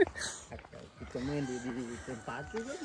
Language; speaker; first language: Indonesian; non-native, local second language; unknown